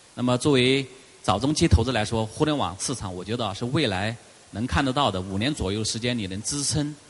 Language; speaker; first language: Chinese; native; Chinese